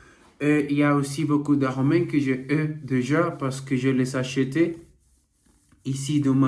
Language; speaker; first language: French; non-native, learner; Portuguese